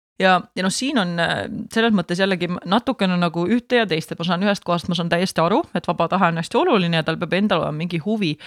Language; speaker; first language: Estonian; native; Estonian